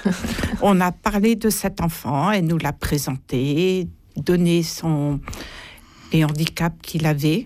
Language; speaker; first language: French; native; French